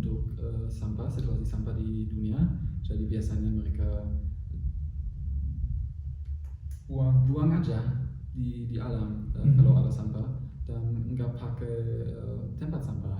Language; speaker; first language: Indonesian; non-native, fluent; German